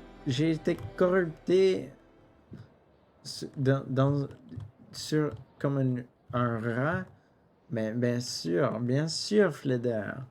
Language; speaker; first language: French; non-native, local second language; English